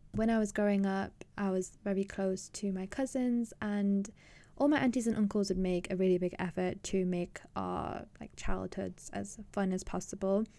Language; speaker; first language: English; early bilingual, other home language; Punjabi